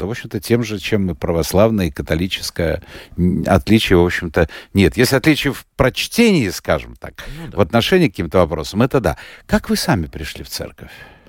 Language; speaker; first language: Russian; native; Russian